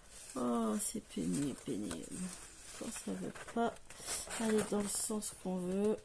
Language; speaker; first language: French; native; French